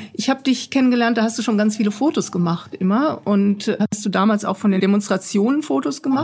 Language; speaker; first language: German; native; German